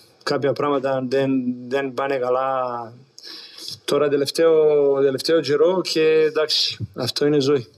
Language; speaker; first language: Greek; non-native, learner; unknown